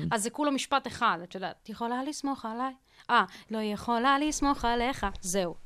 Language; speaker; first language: Hebrew; early bilingual, other home language; Russian